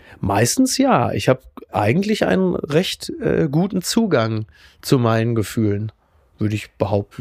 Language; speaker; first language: German; native; German